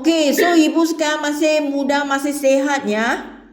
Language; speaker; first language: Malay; non-native, local second language; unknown